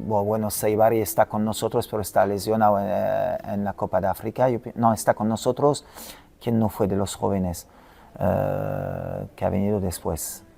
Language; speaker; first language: Spanish; non-native, fluent; French